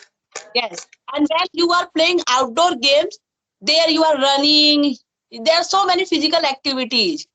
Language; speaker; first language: English; non-native, fluent; Hindi